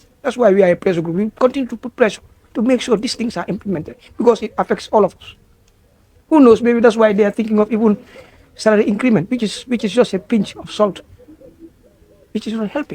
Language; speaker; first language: English; non-native, local second language; Fula